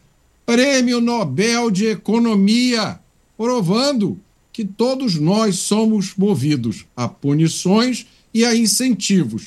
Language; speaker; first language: Portuguese; native; Portuguese